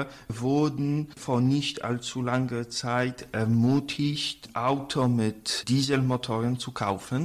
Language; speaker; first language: German; non-native, fluent; Polish